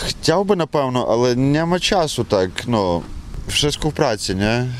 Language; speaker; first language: Polish; non-native, learner; Ukrainian